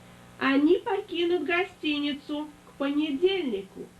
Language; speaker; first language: Russian; native; Russian